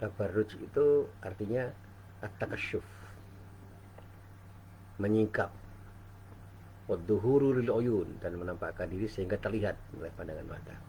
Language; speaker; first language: Indonesian; native; Indonesian